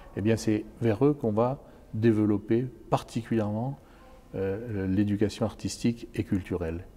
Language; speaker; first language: French; native; French